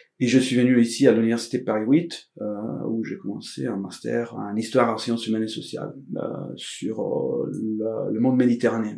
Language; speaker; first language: French; non-native, fluent; Italian